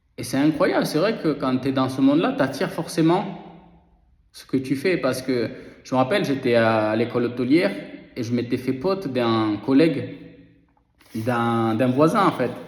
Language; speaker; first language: French; early bilingual, other home language; Spanish